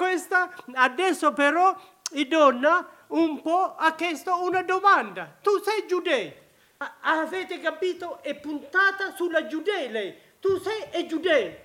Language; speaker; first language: Italian; non-native, learner; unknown